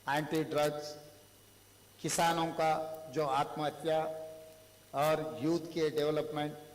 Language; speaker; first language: Hindi; non-native, local second language; Telugu